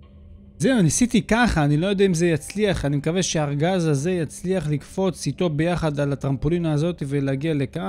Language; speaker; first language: Hebrew; native; Hebrew